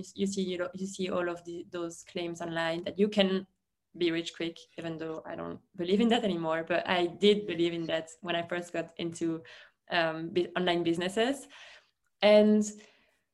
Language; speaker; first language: English; non-native, fluent; French